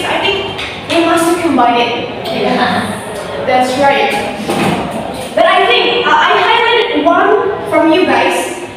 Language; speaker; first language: English; non-native, fluent; Indonesian